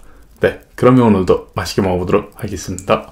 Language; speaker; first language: Korean; non-native, fluent; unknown